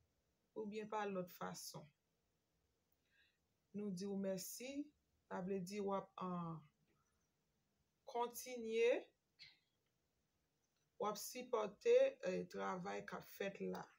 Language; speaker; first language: French; non-native, learner; Haitian Creole